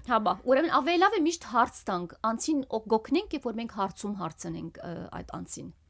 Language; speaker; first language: Armenian; early bilingual, heritage; Armenian